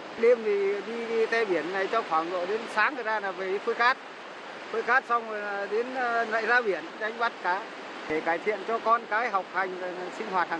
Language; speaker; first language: Vietnamese; native; Vietnamese